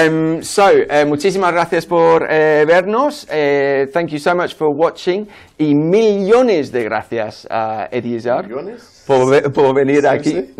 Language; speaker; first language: Spanish; non-native, fluent; English